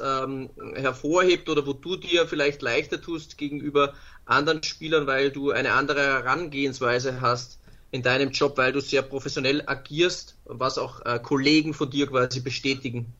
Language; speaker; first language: German; native; German